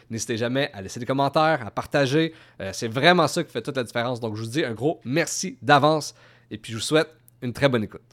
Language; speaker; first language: French; native; French